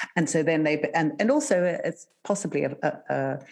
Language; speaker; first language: English; native; English